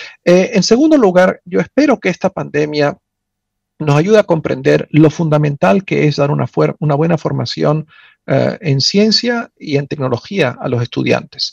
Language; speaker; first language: Spanish; native; Spanish